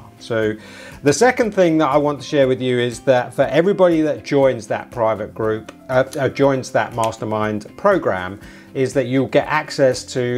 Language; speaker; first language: English; native; English